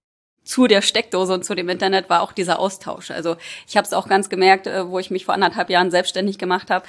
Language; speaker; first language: German; native; German